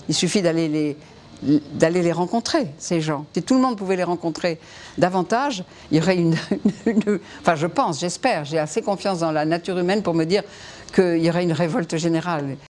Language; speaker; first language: French; native; French